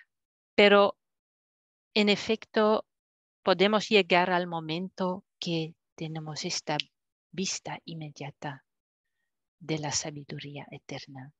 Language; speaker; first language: Spanish; non-native, fluent; French